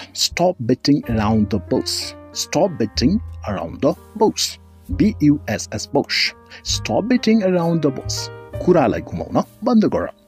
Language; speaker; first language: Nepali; native; Nepali